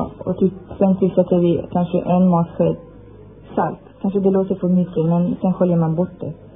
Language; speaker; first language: Swedish; non-native, fluent; Persian